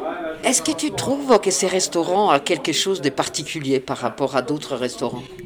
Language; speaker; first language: French; native; French